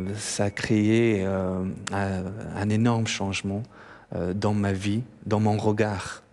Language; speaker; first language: French; non-native, fluent; Persian